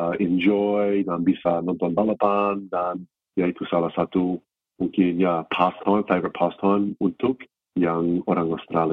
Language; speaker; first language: Indonesian; non-native, fluent; English